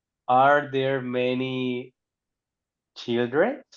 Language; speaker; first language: English; non-native, learner; Spanish